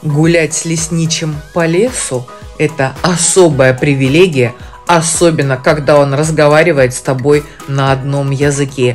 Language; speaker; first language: Russian; native; Russian